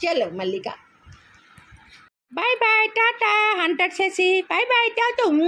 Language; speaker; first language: Hindi; non-native, local second language; Assamese